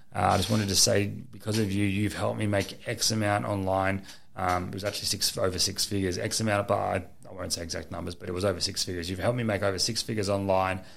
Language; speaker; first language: English; native; English